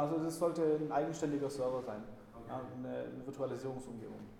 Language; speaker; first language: German; native; German